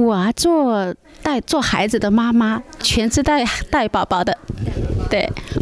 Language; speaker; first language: Chinese; native; Chinese